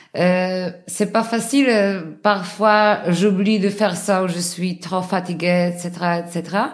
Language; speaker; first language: French; non-native, learner; Polish